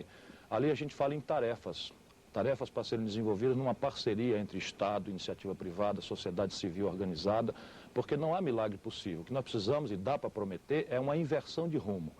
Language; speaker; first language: Portuguese; native; Portuguese